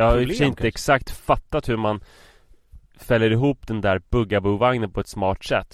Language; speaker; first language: Swedish; native; Swedish